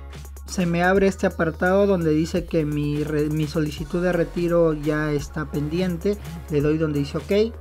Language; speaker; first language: Spanish; native; Spanish